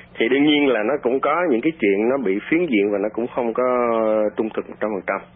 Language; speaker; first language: Vietnamese; native; Vietnamese